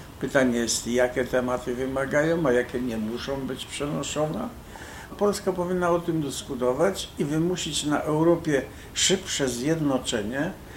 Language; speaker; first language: Polish; native; Polish